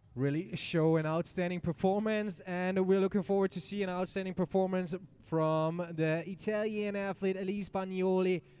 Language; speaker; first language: English; non-native, fluent; German